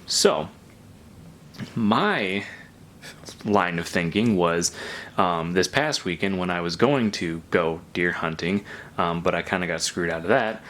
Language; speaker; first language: English; native; English